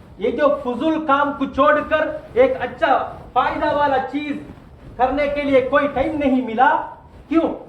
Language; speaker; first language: Urdu; non-native, learner; Tamil